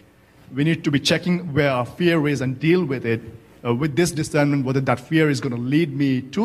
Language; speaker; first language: English; non-native, local second language; Malayalam